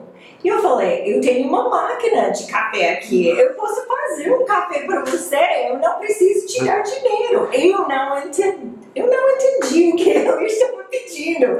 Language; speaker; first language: Portuguese; non-native, fluent; English